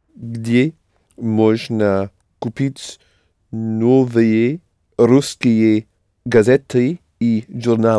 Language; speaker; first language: Russian; non-native, learner; English